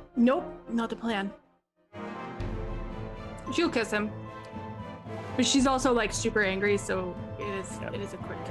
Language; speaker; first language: English; native; English